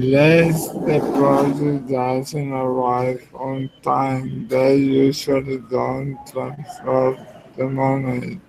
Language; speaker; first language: English; non-native, learner; Spanish